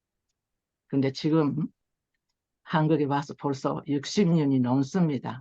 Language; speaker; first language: Korean; early bilingual, heritage; Korean